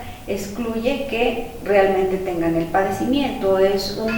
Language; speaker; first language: Spanish; native; Spanish